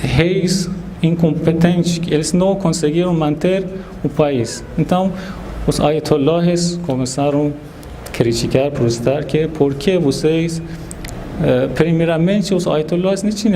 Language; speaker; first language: Portuguese; non-native, fluent; Persian